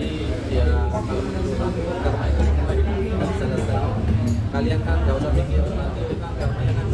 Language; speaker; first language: Indonesian; non-native, learner; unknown